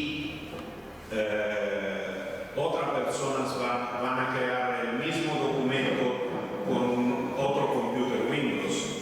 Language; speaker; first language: Spanish; non-native, fluent; Italian